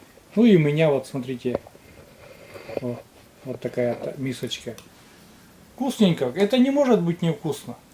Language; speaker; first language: Russian; native; Russian